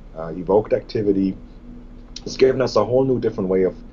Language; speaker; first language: English; non-native, fluent; German